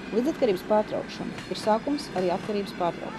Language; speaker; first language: Latvian; native; Latvian